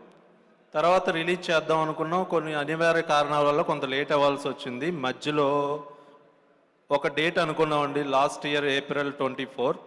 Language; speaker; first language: Telugu; native; Telugu